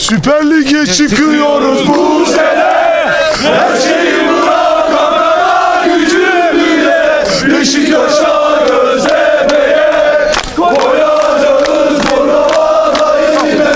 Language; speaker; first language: Turkish; native; Turkish